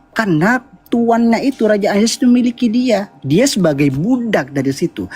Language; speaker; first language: Indonesian; non-native, local second language; Madurese